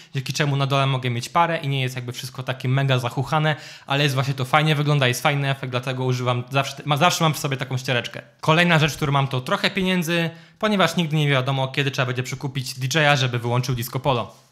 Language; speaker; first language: Polish; native; Polish